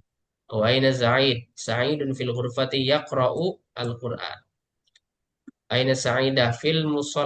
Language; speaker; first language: Arabic; non-native, fluent; Indonesian